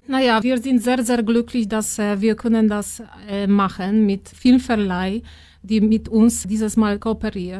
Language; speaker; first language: German; non-native, fluent; Polish